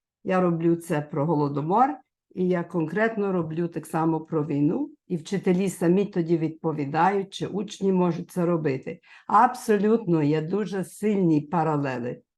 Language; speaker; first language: Ukrainian; early bilingual, heritage; Ukrainian